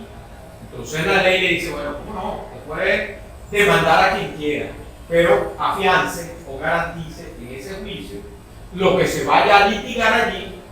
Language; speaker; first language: Spanish; native; Spanish